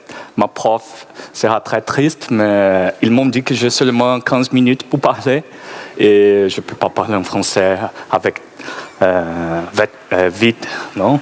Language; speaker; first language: French; non-native, learner; Portuguese